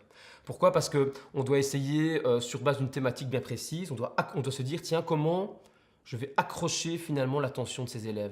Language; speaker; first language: French; native; French